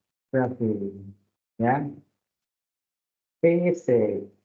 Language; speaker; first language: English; non-native, fluent; Indonesian